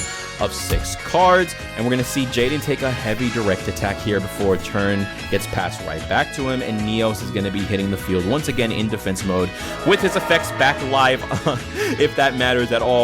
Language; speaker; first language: English; native; English